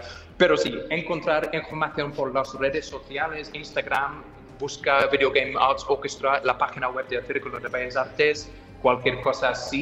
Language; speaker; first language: Spanish; non-native, fluent; English